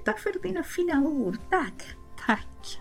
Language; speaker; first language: Swedish; non-native, fluent; Spanish